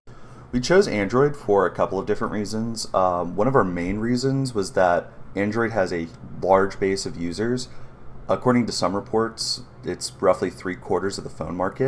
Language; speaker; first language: English; native; English